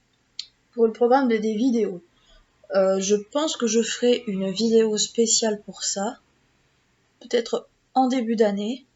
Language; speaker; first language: French; native; French